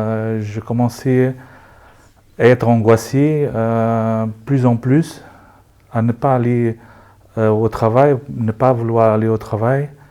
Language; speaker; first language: French; non-native, local second language; Luxembourgish